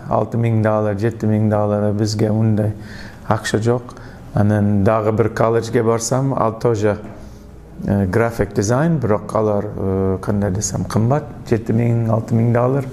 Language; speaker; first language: Kyrgyz; non-native, learner; English